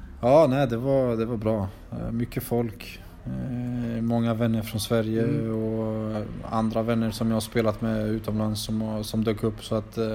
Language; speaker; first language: Swedish; early bilingual, other home language; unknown